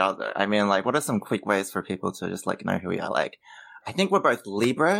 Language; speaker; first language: English; native; English